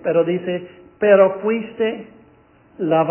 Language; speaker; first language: Spanish; non-native, fluent; English